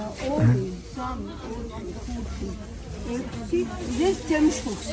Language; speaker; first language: Russian; non-native, fluent; Georgian